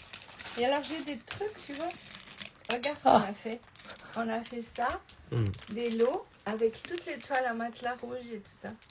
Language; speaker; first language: French; native; French